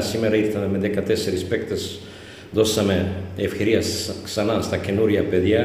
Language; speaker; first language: Greek; non-native, fluent; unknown